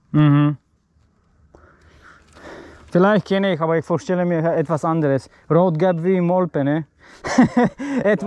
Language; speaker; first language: German; non-native, learner; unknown